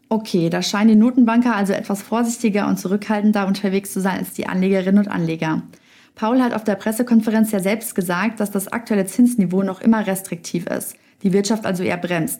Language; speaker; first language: German; native; German